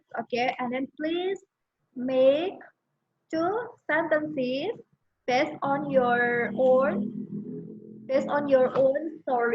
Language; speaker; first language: English; non-native, fluent; Indonesian